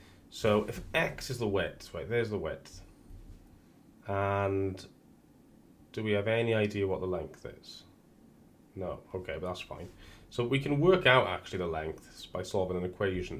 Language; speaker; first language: English; native; English